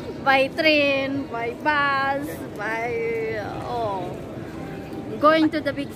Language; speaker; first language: English; non-native, learner; Filipino